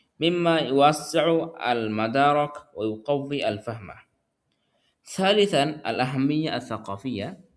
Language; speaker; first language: Arabic; non-native, fluent; Bangla